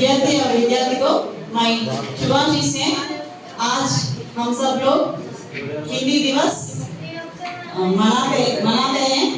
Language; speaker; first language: Hindi; non-native, local second language; Telugu